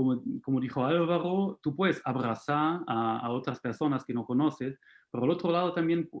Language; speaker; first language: Spanish; non-native, fluent; German